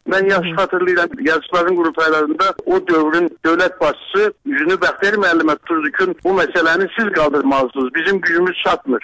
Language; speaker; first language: Azerbaijani; native; Azerbaijani